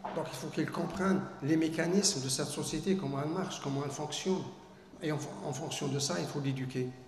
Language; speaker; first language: French; non-native, local second language; Arabic